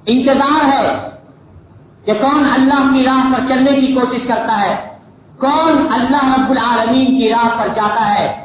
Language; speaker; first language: Urdu; native; Urdu